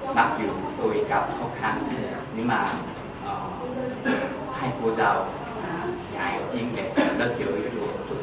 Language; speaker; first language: Vietnamese; non-native, learner; Korean